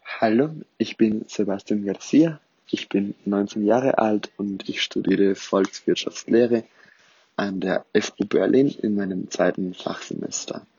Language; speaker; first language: German; non-native, fluent; Spanish